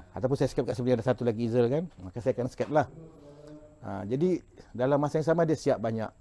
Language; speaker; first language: Malay; non-native, local second language; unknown